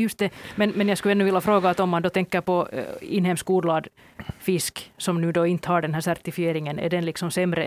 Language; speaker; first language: Swedish; native; Swedish